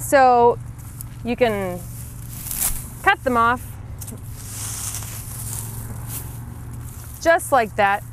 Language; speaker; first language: English; native; English